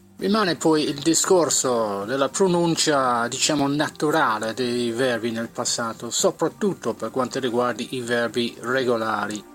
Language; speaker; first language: Italian; non-native, fluent; English